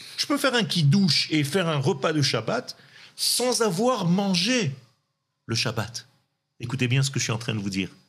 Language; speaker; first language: French; non-native, local second language; Hebrew